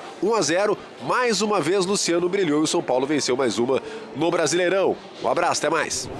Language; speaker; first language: Portuguese; non-native, fluent; Spanish